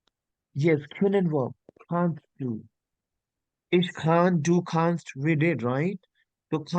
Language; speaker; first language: German; non-native, learner; Hindi